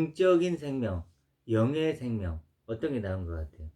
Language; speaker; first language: Korean; native; Korean